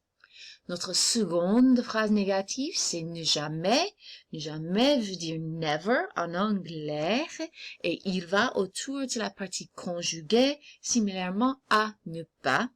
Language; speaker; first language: French; non-native, fluent; English